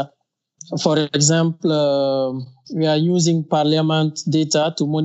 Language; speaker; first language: English; non-native, fluent; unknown